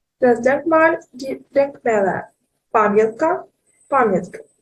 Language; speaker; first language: German; non-native, learner; Ukrainian